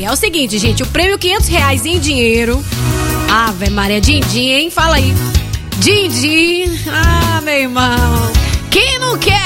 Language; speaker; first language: Portuguese; native; Portuguese